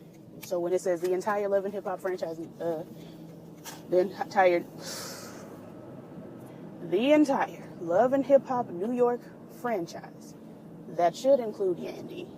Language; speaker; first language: English; native; English